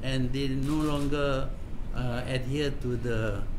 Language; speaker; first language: English; non-native, local second language; Malay